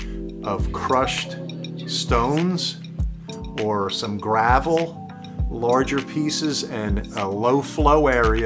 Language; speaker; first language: English; native; English